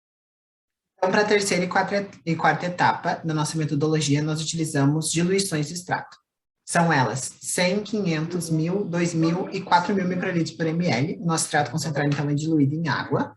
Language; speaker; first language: Portuguese; native; Portuguese